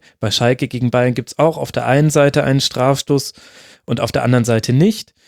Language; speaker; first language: German; native; German